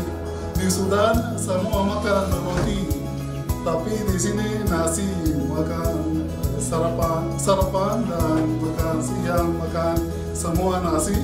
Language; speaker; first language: Indonesian; non-native, learner; Arabic